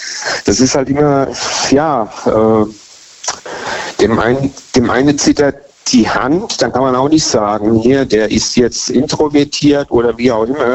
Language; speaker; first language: German; native; German